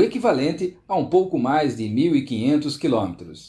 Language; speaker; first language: Portuguese; native; Portuguese